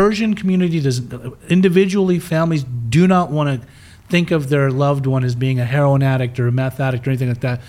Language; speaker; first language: English; early bilingual, other home language; German